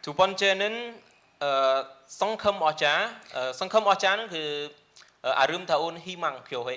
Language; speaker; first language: Korean; non-native, learner; Khmer